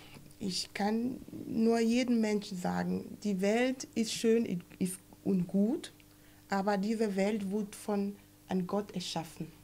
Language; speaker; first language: German; non-native, fluent; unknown